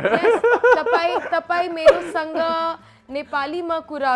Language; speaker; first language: Nepali; non-native, learner; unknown